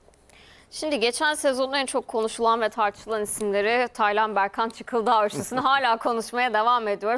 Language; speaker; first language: Turkish; native; Turkish